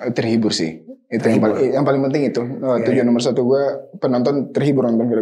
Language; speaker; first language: Indonesian; native; Indonesian